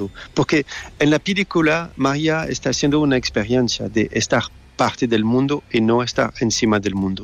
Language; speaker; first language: Spanish; non-native, learner; French